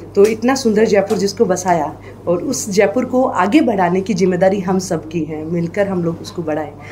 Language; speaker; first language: Hindi; native; Hindi